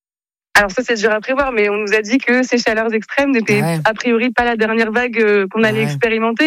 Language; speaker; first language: French; native; French